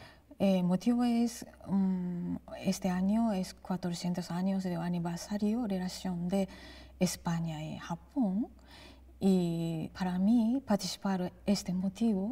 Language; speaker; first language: Spanish; non-native, learner; Japanese